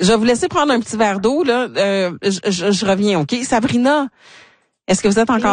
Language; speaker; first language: French; native; French